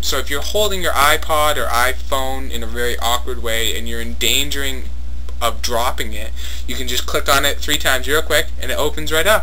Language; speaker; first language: English; native; English